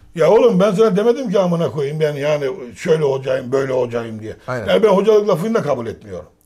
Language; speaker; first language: Turkish; native; Turkish